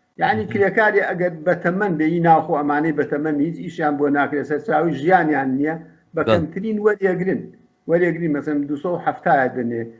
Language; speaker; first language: Central Kurdish; native; Central Kurdish